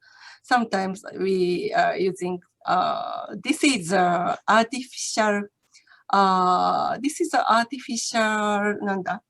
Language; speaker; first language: English; non-native, learner; Japanese